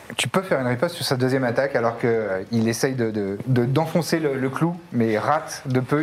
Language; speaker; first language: French; native; French